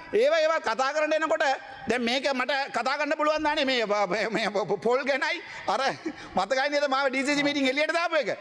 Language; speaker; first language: Sinhala; non-native, local second language; Tamil